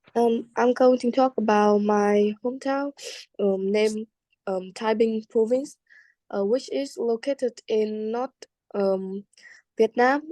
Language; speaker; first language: English; non-native, learner; Vietnamese